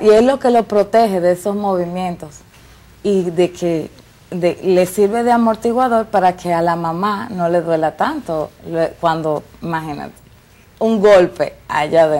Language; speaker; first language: Spanish; native; Spanish